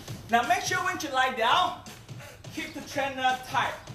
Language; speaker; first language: English; non-native, local second language; Chinese